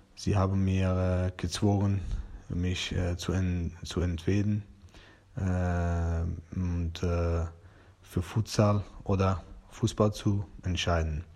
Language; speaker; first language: German; non-native, learner; Persian